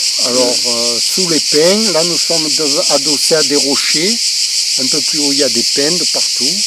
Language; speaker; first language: French; native; French